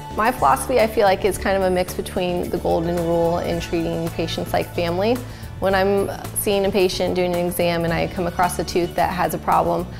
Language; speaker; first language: English; native; English